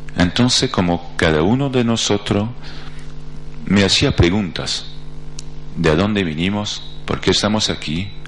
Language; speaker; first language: Spanish; non-native, fluent; French